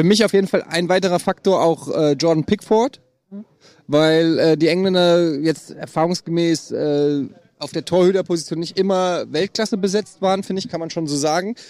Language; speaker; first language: German; native; German